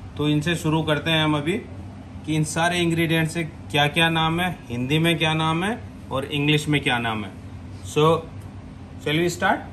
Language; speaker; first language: Hindi; native; Hindi